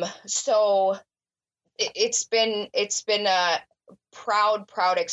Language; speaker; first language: English; native; English